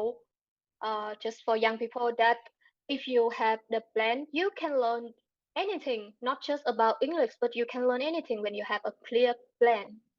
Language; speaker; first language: English; non-native, learner; Vietnamese